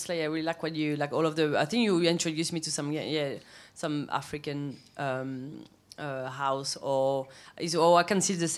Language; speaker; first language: English; non-native, fluent; French